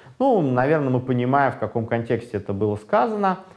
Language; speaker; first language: Russian; native; Russian